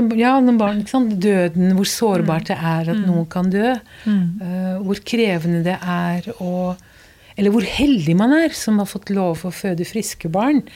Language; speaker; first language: Norwegian; non-native, fluent; Dutch